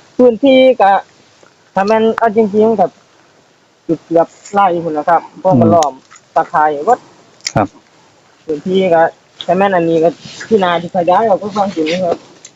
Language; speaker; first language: Thai; native; Thai